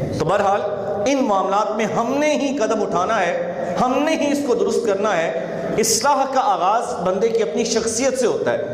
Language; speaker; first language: Urdu; non-native, local second language; Punjabi